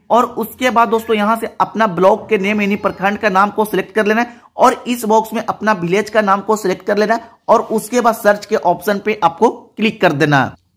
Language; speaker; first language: Hindi; native; Hindi